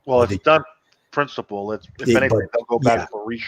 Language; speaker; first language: English; native; English